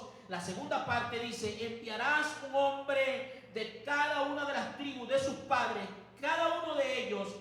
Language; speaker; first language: Spanish; native; Spanish